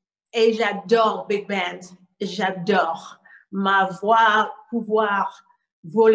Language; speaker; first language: French; non-native, learner; English